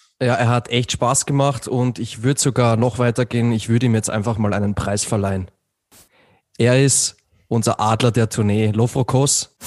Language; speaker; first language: German; native; German